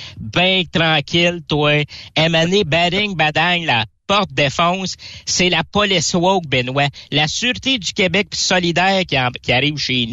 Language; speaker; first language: French; native; French